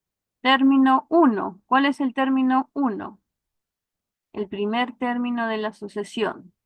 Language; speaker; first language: Spanish; native; Spanish